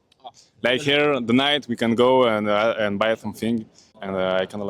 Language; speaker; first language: English; non-native, learner; French